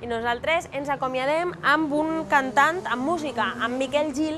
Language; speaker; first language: Catalan; native; Catalan